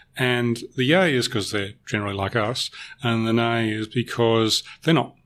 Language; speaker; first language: English; native; English